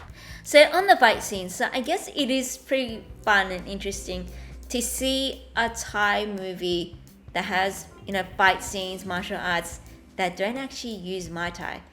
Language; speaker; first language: English; native; English